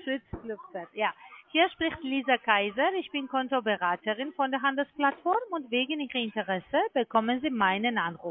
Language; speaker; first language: German; non-native, learner; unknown